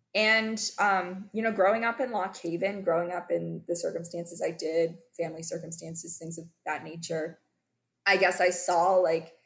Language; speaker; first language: English; native; English